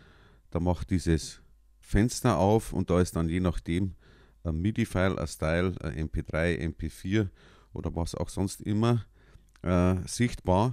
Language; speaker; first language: German; native; German